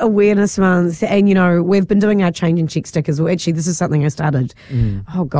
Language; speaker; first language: English; native; English